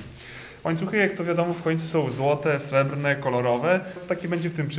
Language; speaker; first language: Polish; native; Polish